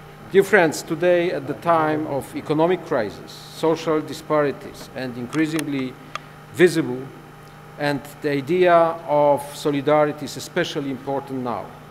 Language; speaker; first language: English; non-native, fluent; Polish